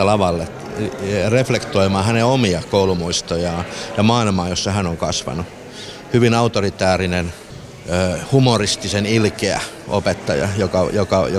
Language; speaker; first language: Finnish; native; Finnish